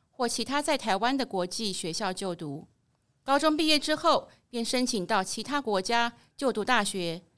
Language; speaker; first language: Chinese; native; Chinese